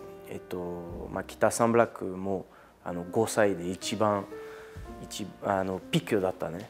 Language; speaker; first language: Japanese; non-native, fluent; French